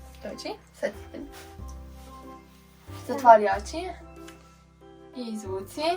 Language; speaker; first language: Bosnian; early bilingual, heritage; Serbian